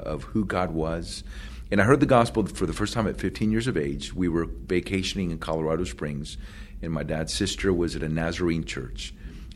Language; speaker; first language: English; early bilingual, other home language; Spanish